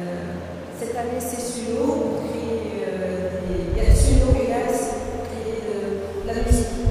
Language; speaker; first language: French; non-native, local second language; Arabic